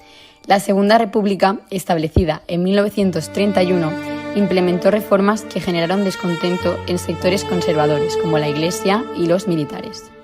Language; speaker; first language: Spanish; native; Spanish